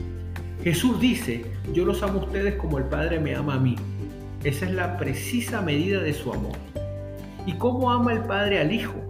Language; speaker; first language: Spanish; native; Spanish